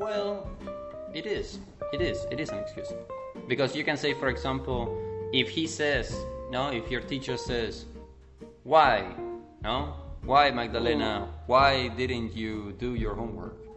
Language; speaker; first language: English; non-native, fluent; Spanish